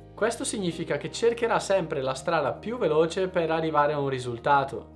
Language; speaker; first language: Italian; native; Italian